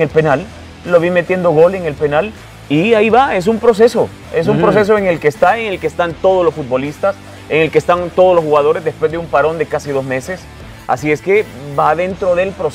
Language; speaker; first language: Spanish; native; Spanish